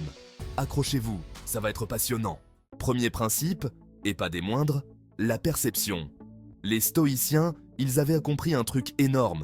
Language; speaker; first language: French; native; French